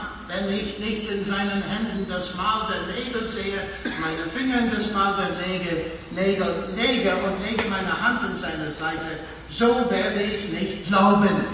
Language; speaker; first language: German; non-native, fluent; English